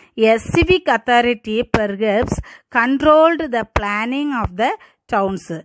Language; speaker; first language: English; non-native, local second language; Tamil